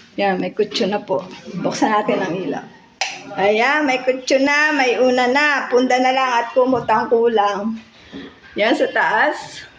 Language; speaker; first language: Filipino; native; Filipino